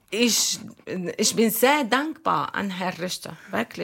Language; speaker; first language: German; non-native, learner; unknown